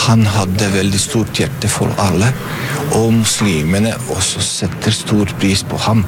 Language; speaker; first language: Norwegian; non-native, fluent; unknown